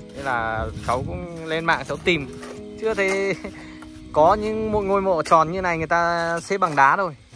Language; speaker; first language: Vietnamese; non-native, local second language; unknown